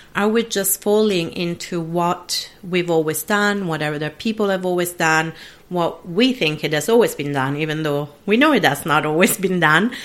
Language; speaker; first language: English; non-native, fluent; Italian